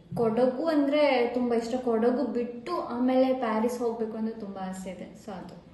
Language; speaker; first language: Kannada; non-native, local second language; Malayalam